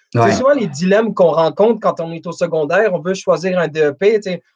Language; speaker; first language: French; native; French